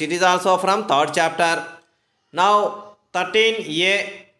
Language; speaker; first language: English; non-native, local second language; Telugu